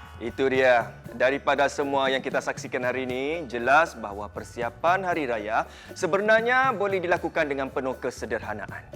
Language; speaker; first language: Malay; native; Malay